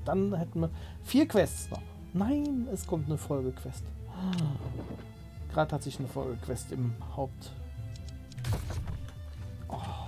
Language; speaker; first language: German; native; German